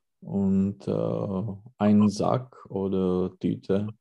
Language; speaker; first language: German; non-native, learner; Czech